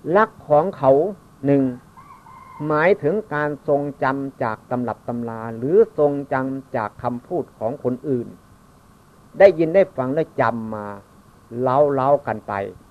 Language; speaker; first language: Thai; non-native, local second language; Northeastern Thai